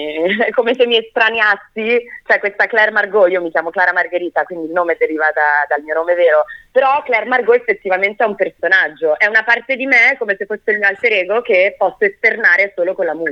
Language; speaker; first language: Italian; native; Italian